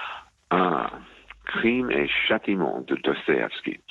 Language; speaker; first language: French; non-native, fluent; English